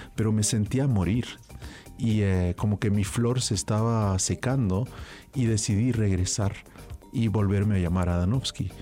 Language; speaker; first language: Spanish; early bilingual, heritage; French